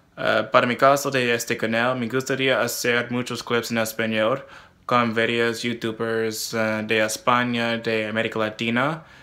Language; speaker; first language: Spanish; non-native, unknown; English